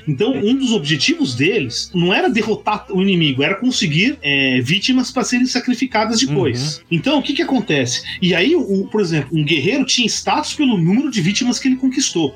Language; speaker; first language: Portuguese; native; Portuguese